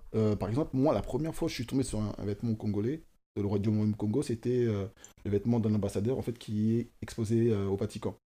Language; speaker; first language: French; early bilingual, other home language; Kongo